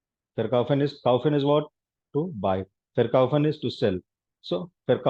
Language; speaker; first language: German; non-native, fluent; Hindi